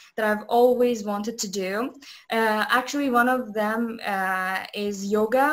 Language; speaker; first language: English; non-native, learner; Azerbaijani